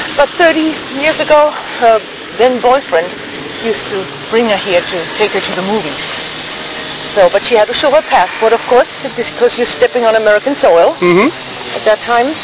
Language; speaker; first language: English; non-native, fluent; German